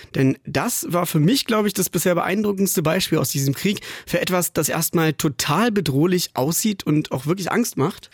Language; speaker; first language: German; native; German